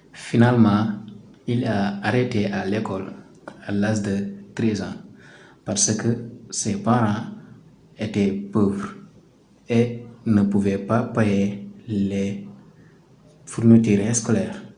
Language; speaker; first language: French; non-native, learner; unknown